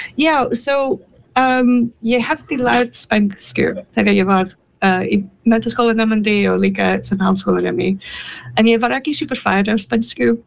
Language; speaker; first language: Icelandic; non-native, fluent; English